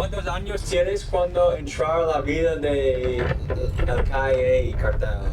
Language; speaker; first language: Spanish; non-native, learner; English